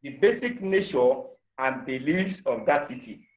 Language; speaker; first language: English; non-native, local second language; Yoruba